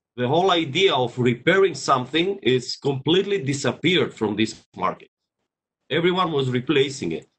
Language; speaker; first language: English; non-native, fluent; Greek